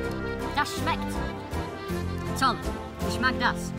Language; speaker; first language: German; non-native, learner; English